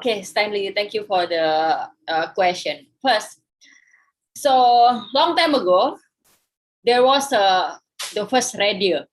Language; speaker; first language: English; non-native, fluent; Indonesian